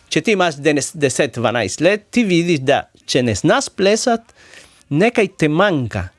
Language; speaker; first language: Slovenian; non-native, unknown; Spanish